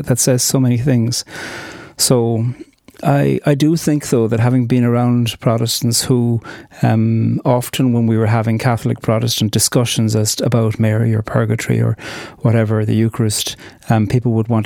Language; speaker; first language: English; non-native, local second language; Irish